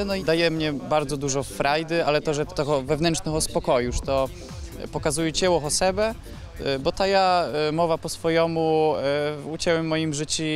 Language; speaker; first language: Polish; non-native, local second language; Belarusian